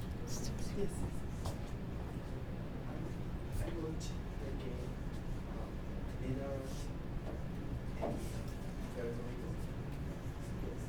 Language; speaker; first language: English; non-native, learner; Japanese